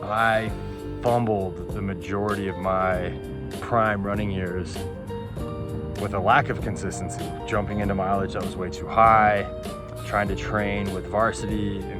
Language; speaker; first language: English; native; English